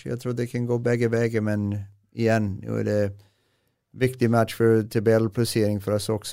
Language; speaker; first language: Swedish; non-native, fluent; English